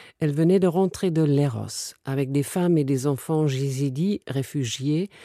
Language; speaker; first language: French; non-native, fluent; German